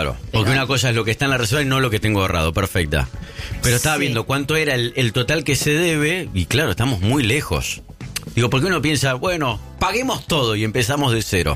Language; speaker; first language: Spanish; native; Spanish